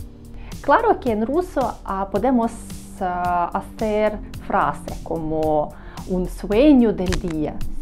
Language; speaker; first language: Spanish; non-native, learner; Russian